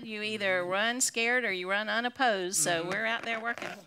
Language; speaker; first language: English; native; English